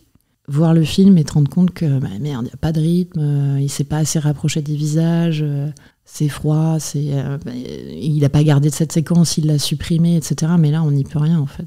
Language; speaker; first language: French; native; French